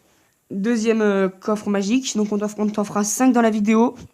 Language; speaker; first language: French; native; French